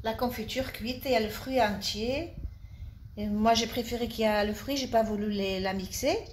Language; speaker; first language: French; non-native, local second language; Arabic